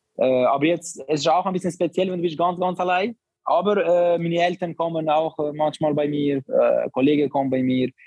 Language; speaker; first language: German; non-native, learner; Albanian